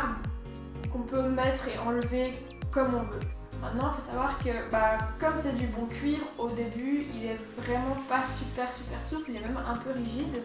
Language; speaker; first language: French; native; French